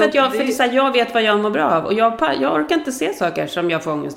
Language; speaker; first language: Swedish; native; Swedish